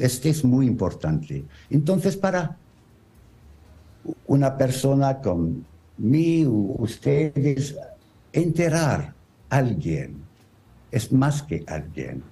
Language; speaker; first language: Spanish; non-native, learner; French